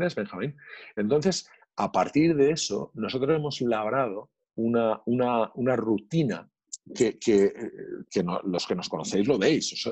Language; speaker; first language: Spanish; non-native, local second language; Catalan